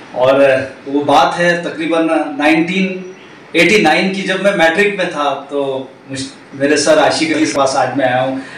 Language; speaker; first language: Hindi; non-native, local second language; Urdu